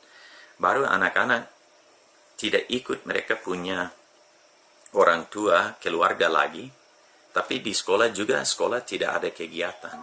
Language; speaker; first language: Indonesian; non-native, fluent; English